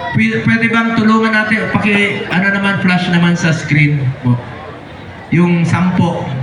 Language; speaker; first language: Filipino; non-native, local second language; Cebuano